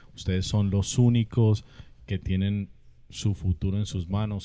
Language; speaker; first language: Spanish; native; Spanish